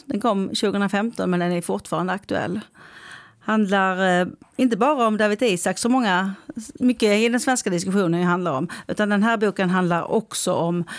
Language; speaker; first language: Swedish; native; Swedish